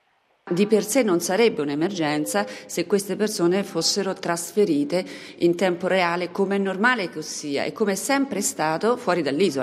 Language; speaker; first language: Italian; native; Italian